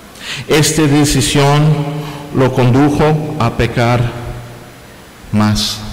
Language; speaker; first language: Spanish; non-native, fluent; English